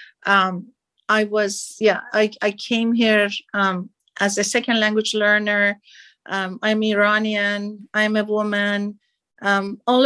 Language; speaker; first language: English; non-native, fluent; Persian